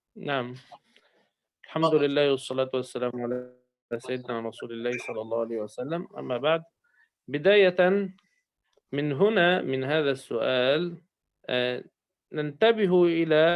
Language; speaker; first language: Arabic; native; Arabic